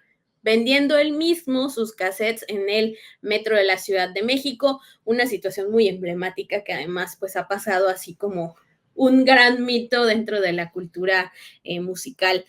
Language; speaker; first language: Spanish; native; Spanish